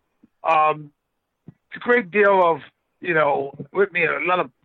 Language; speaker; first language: English; native; English